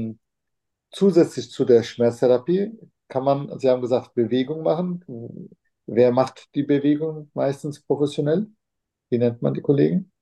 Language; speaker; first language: German; non-native, fluent; Turkish